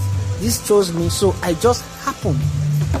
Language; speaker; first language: English; non-native, local second language; Nigerian Pidgin